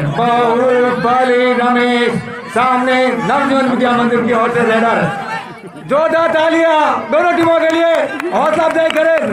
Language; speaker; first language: Hindi; native; Hindi